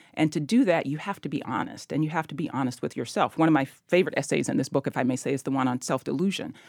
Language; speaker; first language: English; native; English